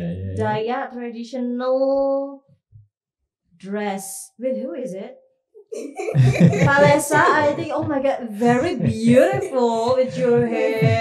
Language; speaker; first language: English; non-native, fluent; Indonesian